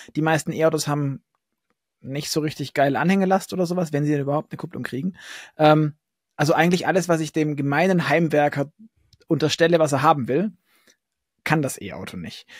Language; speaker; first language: German; native; German